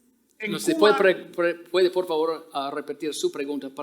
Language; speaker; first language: Spanish; non-native, fluent; English